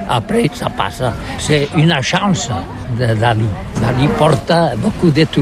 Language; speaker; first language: French; non-native, learner; Catalan